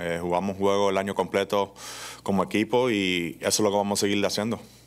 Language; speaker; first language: Spanish; early bilingual, heritage; Spanish